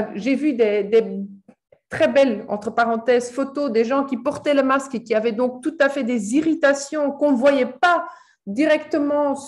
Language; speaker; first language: French; native; French